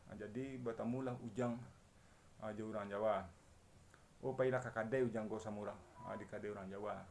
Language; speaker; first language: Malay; non-native, local second language; Minangkabau